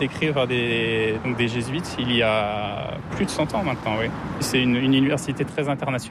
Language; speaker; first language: French; native; French